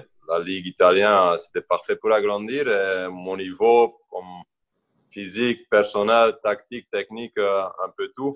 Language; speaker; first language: French; non-native, local second language; Dutch